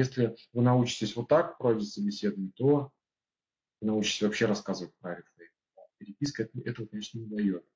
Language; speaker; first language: Russian; native; Russian